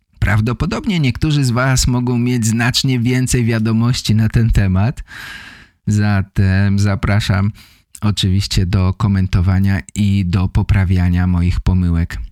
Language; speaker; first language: Polish; native; Polish